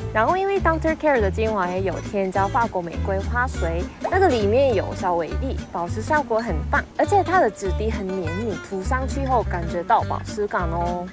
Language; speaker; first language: Chinese; non-native, fluent; Korean